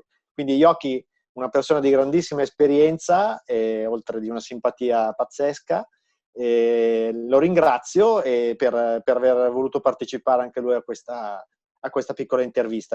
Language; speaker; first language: Italian; native; Italian